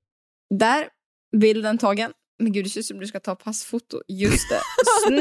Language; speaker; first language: Swedish; native; Swedish